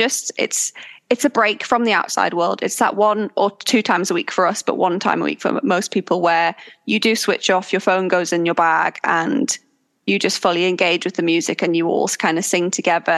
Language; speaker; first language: English; native; English